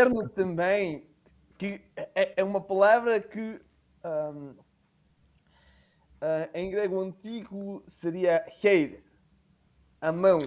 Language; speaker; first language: Portuguese; non-native, fluent; Italian